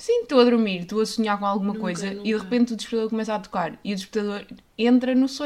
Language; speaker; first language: Portuguese; native; Portuguese